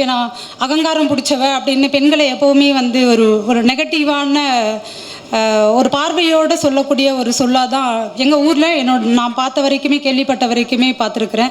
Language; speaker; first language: Tamil; native; Tamil